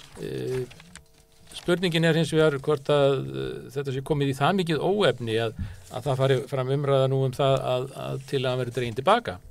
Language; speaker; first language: Icelandic; native; Icelandic